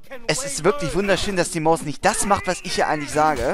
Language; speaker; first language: German; native; German